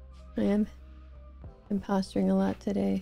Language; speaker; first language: English; native; English